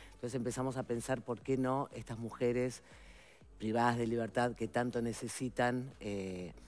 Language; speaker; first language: Spanish; native; Spanish